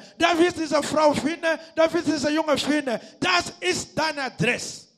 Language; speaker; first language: German; non-native, learner; Lingala